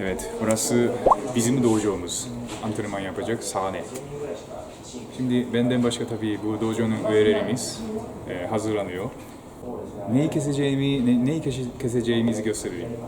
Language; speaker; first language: Turkish; non-native, fluent; Japanese